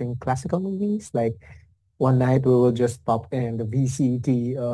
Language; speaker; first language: English; non-native, local second language; Filipino